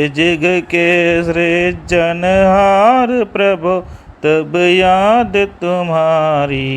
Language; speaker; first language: Hindi; non-native, local second language; Malayalam